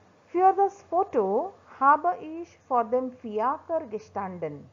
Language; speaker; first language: German; non-native, fluent; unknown